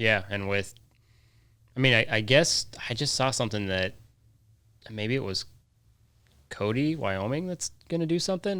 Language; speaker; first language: English; native; English